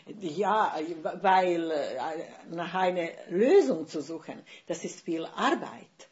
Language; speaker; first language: German; non-native, fluent; Bosnian